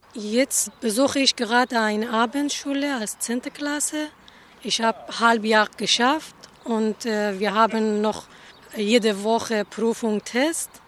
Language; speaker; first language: German; non-native, learner; Persian